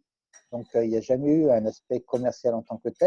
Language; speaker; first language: French; native; French